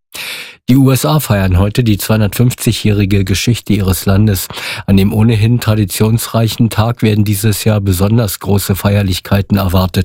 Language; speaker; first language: German; native; German